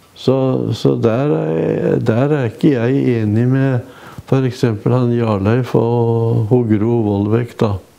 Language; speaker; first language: Norwegian; native; Norwegian